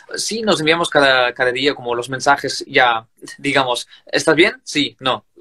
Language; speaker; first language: Spanish; non-native, fluent; Ukrainian